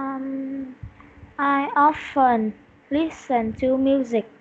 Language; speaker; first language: English; non-native, learner; Vietnamese